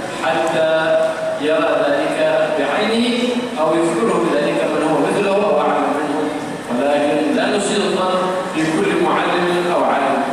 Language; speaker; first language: Arabic; native; Arabic